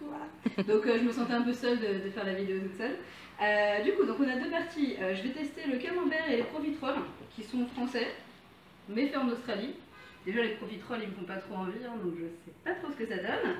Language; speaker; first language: French; native; French